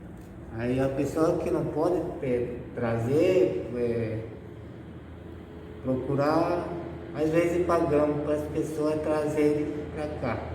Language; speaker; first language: Portuguese; non-native, local second language; Guarani